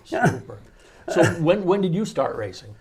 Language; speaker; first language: English; native; English